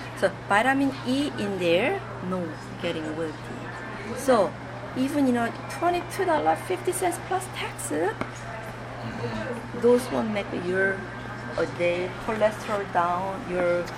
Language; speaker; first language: English; non-native, learner; Korean